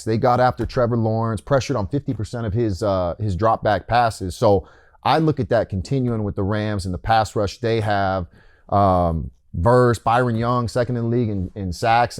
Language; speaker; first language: English; native; English